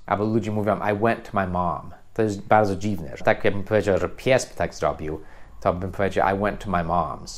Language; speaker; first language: Polish; non-native, fluent; English